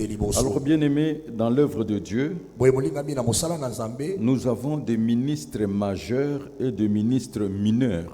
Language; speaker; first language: French; non-native, local second language; Lingala